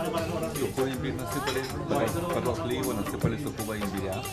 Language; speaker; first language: Russian; native; Russian